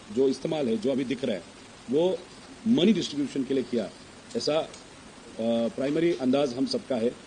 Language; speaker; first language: Hindi; non-native, local second language; Marathi